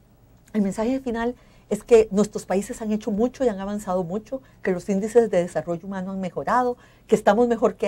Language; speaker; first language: Spanish; native; Spanish